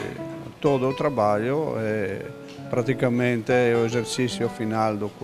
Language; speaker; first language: Portuguese; non-native, learner; Italian